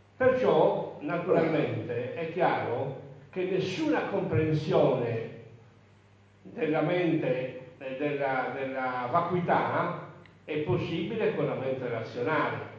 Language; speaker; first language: Italian; native; Italian